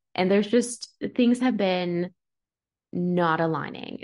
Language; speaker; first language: English; early bilingual, other home language; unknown